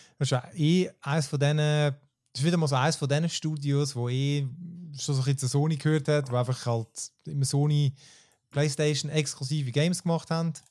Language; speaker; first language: German; native; German